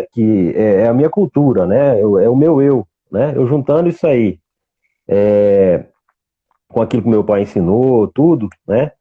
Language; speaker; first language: Portuguese; native; Portuguese